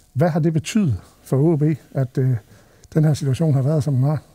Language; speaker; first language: Danish; native; Danish